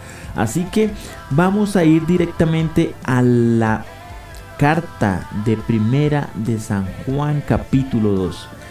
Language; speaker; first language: Spanish; native; Spanish